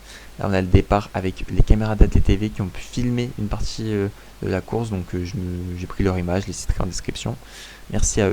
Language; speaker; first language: French; native; French